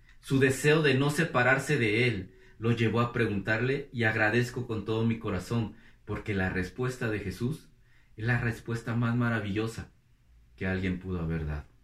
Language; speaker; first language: Spanish; native; Spanish